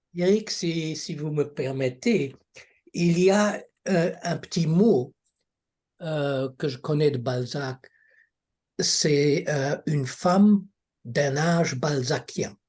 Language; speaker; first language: French; non-native, fluent; Russian